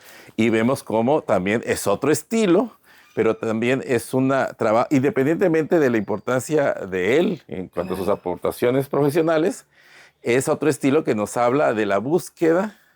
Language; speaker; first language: Spanish; native; Spanish